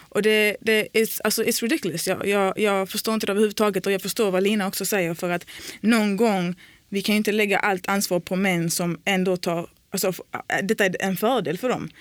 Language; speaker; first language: Swedish; early bilingual, other home language; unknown